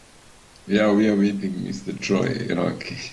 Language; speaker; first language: English; non-native, learner; Serbian